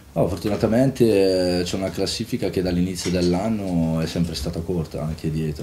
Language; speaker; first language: Italian; native; Italian